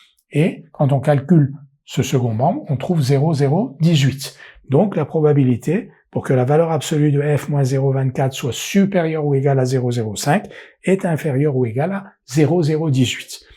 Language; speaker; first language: French; native; French